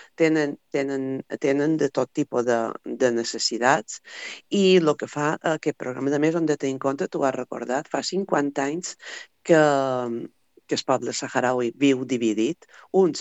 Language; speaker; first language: Catalan; native; Catalan